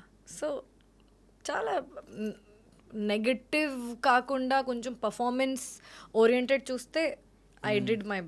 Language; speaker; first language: Telugu; non-native, learner; Hindi